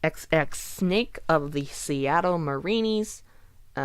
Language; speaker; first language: English; native; English